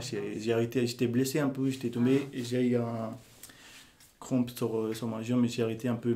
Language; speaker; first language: French; non-native, learner; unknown